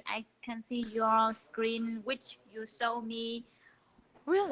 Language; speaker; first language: English; non-native, learner; Vietnamese